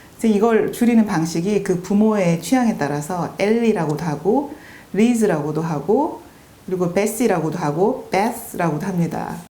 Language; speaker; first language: Korean; native; Korean